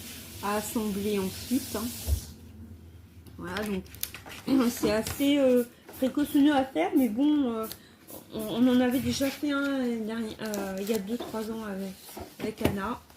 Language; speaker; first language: French; native; French